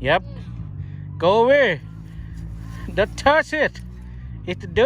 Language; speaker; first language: English; non-native, learner; Lao